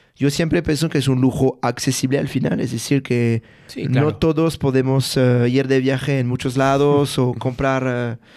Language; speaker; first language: Spanish; non-native, fluent; French